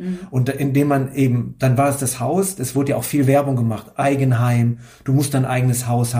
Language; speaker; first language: German; native; German